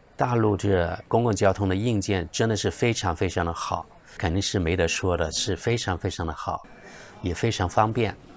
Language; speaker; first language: Chinese; native; Chinese